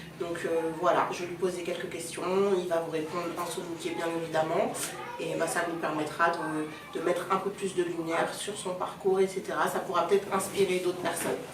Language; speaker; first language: French; early bilingual, other home language; Soninke